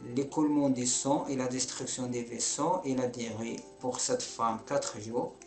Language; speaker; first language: French; non-native, local second language; Arabic